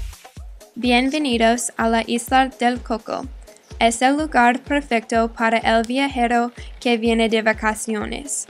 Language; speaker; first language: Spanish; non-native, learner; English